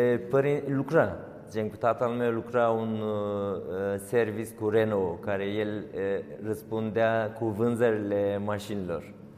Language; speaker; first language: Romanian; non-native, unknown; Turkish